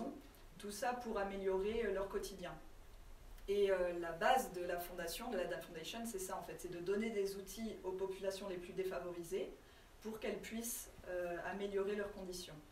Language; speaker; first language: French; native; French